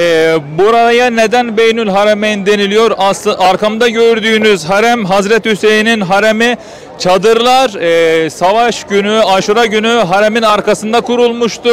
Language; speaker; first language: Turkish; native; Turkish